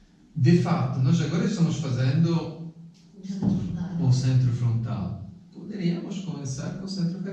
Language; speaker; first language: Portuguese; non-native, fluent; Italian